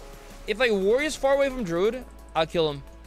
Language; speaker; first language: English; non-native, fluent; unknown